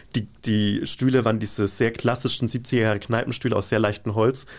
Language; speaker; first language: German; native; German